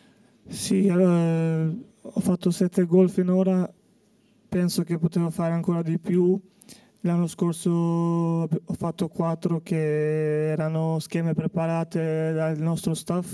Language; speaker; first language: Italian; non-native, fluent; Albanian